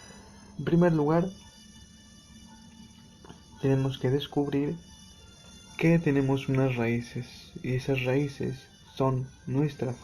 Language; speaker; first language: Spanish; native; Spanish